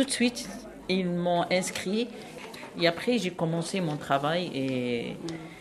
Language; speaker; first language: French; non-native, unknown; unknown